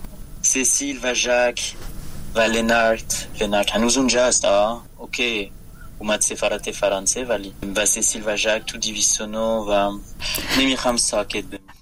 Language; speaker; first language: Persian; non-native, learner; French